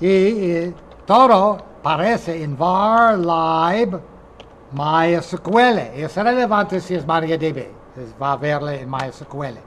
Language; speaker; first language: Spanish; non-native, fluent; English